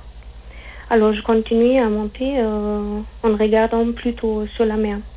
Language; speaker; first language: French; non-native, fluent; German